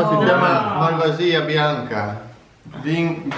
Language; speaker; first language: Italian; native; Italian